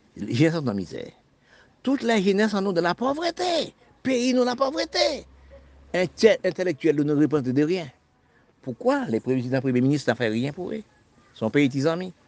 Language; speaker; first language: French; non-native, local second language; Haitian Creole